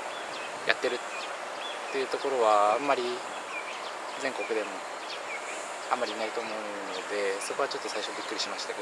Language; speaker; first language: Japanese; native; Japanese